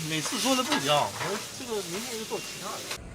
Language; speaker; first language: Chinese; native; Chinese